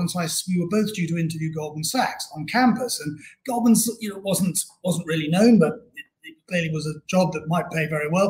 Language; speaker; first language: English; native; English